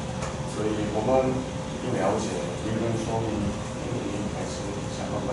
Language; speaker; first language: Chinese; non-native, fluent; Korean